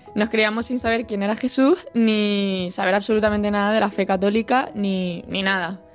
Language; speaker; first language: Spanish; native; Spanish